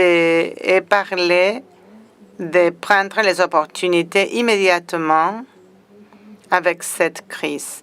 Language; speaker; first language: French; non-native, fluent; Spanish